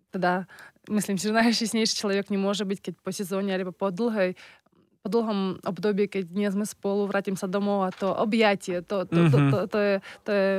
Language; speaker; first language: Slovak; non-native, fluent; Russian